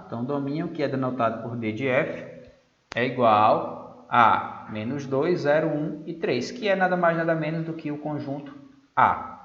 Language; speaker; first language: Portuguese; native; Portuguese